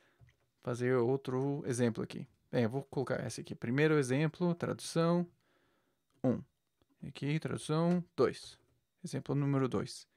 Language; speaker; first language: Portuguese; non-native, fluent; English